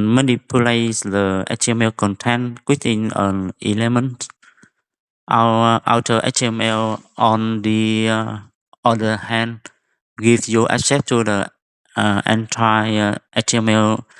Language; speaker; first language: English; non-native, fluent; Vietnamese